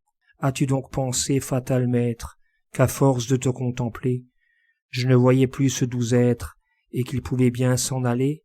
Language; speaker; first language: French; native; French